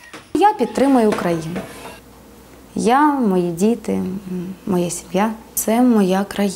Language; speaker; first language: Ukrainian; non-native, local second language; Russian